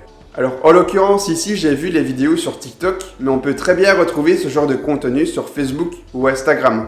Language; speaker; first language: French; native; French